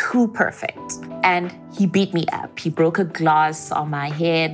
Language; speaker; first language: English; non-native, local second language; Zulu